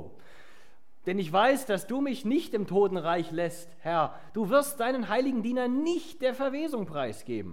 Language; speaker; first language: German; native; German